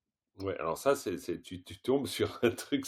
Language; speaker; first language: French; native; French